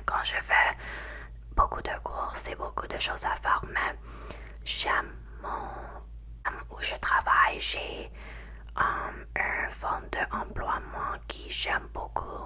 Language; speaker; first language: French; non-native, learner; English